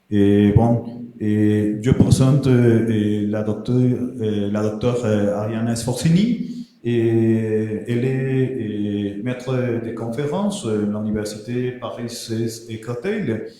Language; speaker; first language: French; non-native, fluent; Spanish